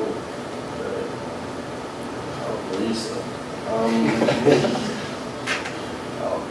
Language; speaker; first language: Chinese; non-native, learner; English